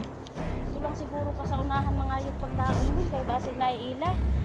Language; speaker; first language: Filipino; non-native, local second language; Cebuano